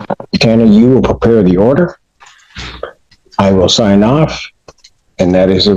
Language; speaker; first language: English; native; English